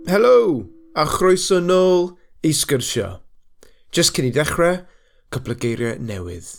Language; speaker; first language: Welsh; non-native, local second language; English